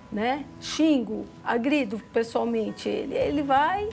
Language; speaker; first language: Portuguese; native; Portuguese